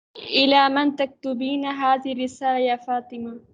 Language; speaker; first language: Arabic; non-native, learner; Urdu